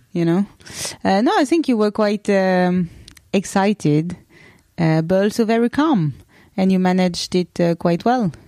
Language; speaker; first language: English; non-native, fluent; French